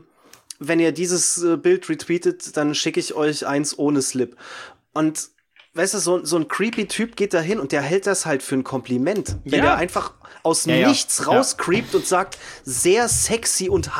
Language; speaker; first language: German; native; German